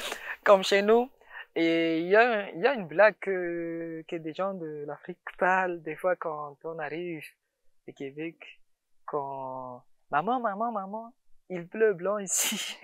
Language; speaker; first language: French; non-native, local second language; Malagasy